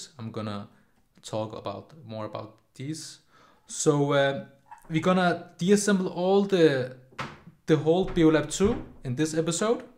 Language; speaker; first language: English; non-native, fluent; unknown